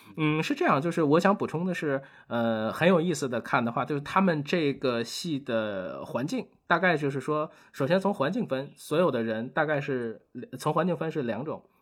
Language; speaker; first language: Chinese; native; Chinese